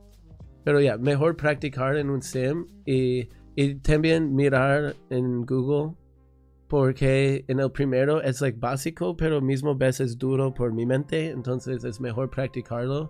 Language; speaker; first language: Spanish; non-native, learner; English